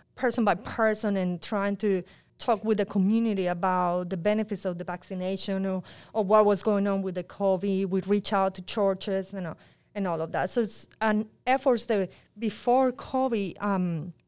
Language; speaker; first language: English; non-native, fluent; Spanish